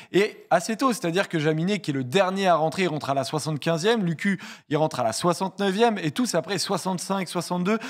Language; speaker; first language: French; native; French